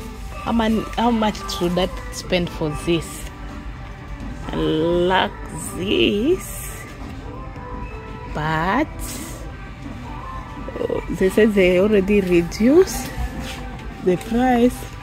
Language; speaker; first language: English; non-native, fluent; Swahili